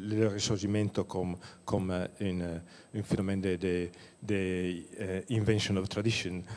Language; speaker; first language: French; non-native, fluent; Italian